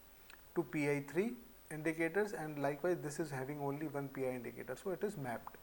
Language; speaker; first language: English; non-native, local second language; Hindi